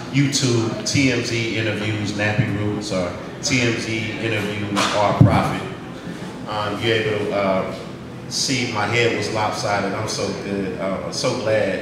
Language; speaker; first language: English; native; English